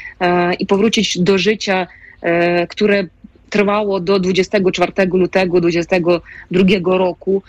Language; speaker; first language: Polish; non-native, fluent; Ukrainian